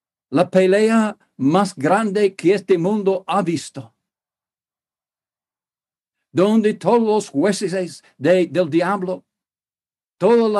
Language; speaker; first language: Spanish; non-native, fluent; English